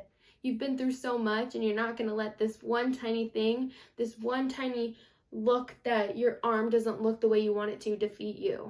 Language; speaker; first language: English; native; English